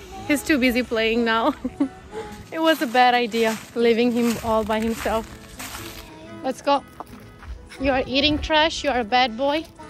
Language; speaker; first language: English; non-native, local second language; Hindi